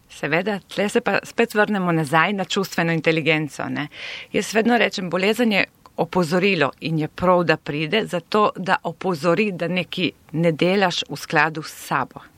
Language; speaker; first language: Slovenian; non-native, local second language; Serbian